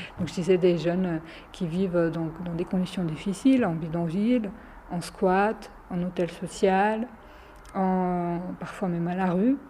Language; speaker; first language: French; early bilingual, other home language; Romany